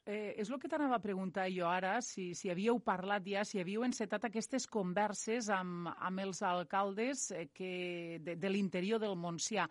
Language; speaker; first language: Catalan; native; Catalan